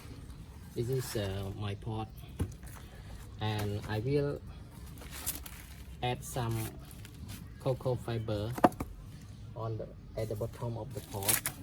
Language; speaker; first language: English; non-native, learner; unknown